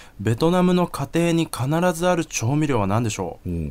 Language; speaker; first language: Japanese; native; Japanese